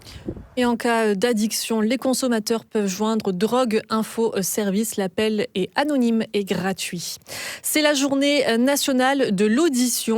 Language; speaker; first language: French; native; French